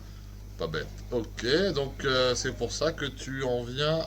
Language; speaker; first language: French; native; French